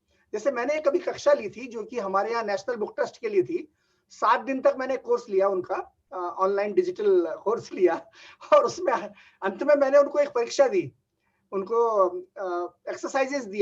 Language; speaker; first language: Hindi; native; Hindi